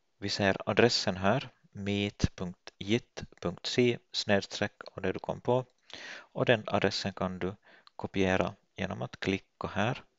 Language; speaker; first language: Swedish; native; Swedish